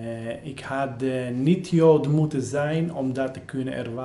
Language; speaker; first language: Dutch; non-native, fluent; Hebrew